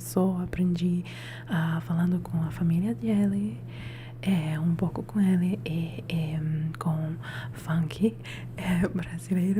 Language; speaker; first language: Portuguese; non-native, learner; Italian